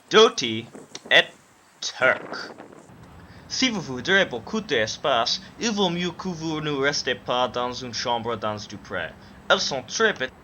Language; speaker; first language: French; non-native, learner; English